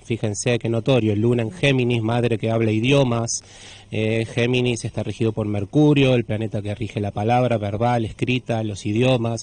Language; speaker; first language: Spanish; native; Spanish